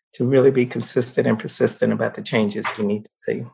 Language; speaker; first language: English; native; English